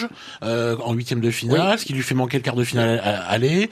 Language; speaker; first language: French; native; French